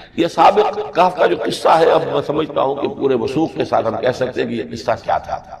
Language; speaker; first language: Urdu; native; Urdu